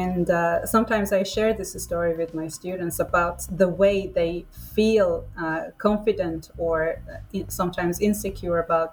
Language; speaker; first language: English; non-native, fluent; Persian